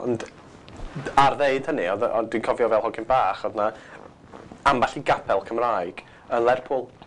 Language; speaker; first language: Welsh; non-native, local second language; English